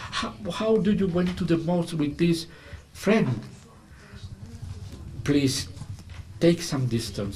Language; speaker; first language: English; non-native, fluent; Spanish